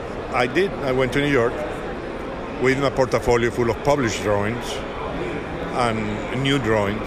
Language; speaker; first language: English; non-native, fluent; Spanish